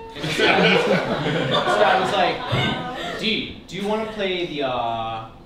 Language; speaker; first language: English; native; English